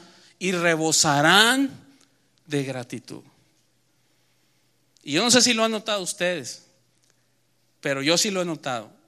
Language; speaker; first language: Spanish; native; Spanish